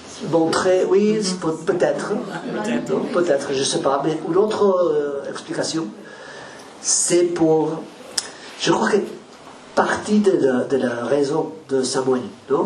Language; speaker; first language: French; non-native, learner; Spanish